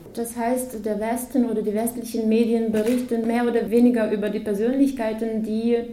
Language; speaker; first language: German; non-native, fluent; Ukrainian